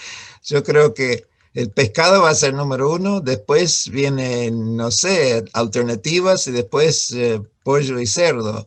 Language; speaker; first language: Spanish; non-native, fluent; English